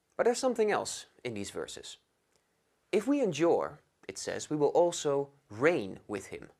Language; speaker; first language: English; non-native, fluent; Dutch